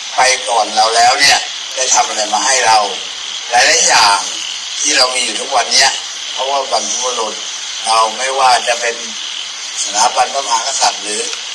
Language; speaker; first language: Thai; native; Thai